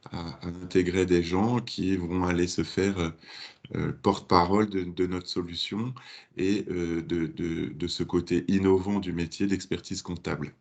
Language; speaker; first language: French; native; French